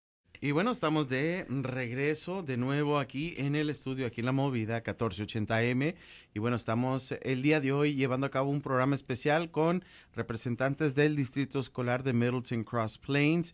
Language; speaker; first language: Spanish; native; Spanish